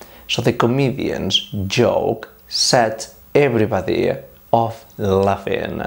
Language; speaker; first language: English; non-native, fluent; Spanish